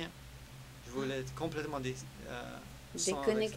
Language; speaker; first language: French; early bilingual, heritage; French